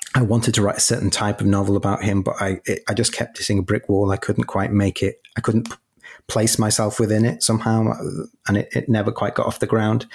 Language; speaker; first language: English; native; English